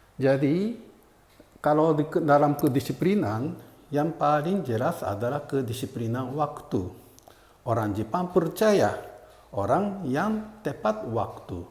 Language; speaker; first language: Indonesian; non-native, fluent; Japanese